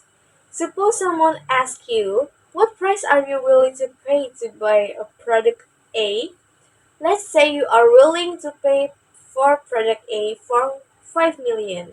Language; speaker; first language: English; non-native, learner; Indonesian